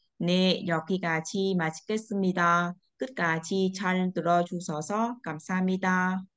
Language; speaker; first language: Korean; non-native, learner; Vietnamese